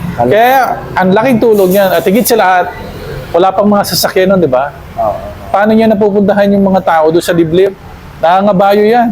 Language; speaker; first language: Filipino; native; Filipino